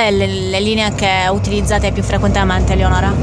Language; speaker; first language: Italian; native; Italian